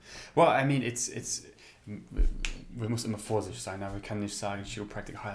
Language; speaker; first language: German; non-native, learner; English